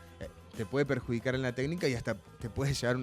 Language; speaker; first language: Spanish; native; Spanish